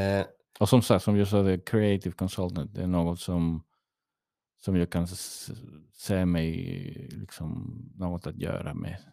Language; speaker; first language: Swedish; early bilingual, heritage; English